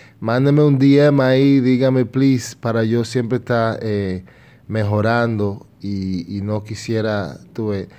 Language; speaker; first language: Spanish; early bilingual, heritage; Spanish